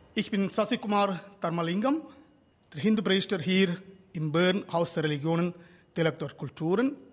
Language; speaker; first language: German; non-native, learner; Tamil